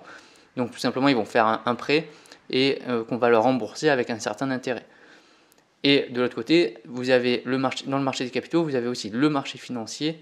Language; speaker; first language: French; native; French